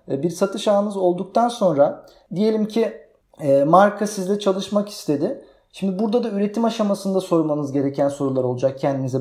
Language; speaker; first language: Turkish; native; Turkish